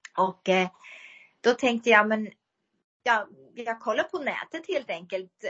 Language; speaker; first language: Swedish; non-native, fluent; German